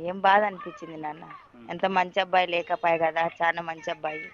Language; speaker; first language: Telugu; native; Telugu